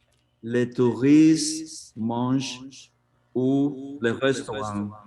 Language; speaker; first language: French; non-native, learner; Spanish